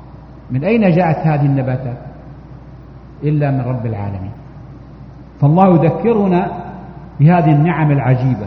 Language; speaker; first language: Arabic; native; Arabic